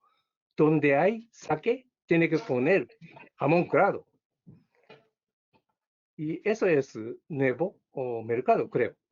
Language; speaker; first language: Spanish; non-native, learner; Japanese